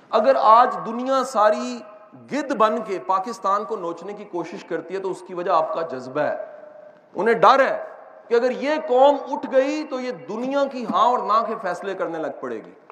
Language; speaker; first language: Urdu; non-native, local second language; Punjabi